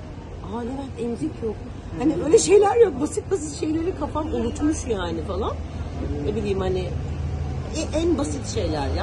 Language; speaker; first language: Turkish; native; Turkish